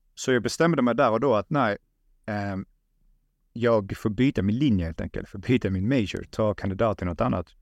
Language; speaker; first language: Swedish; early bilingual, other home language; Russian